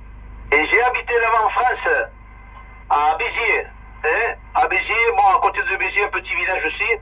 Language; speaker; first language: French; early bilingual, other home language; Spanish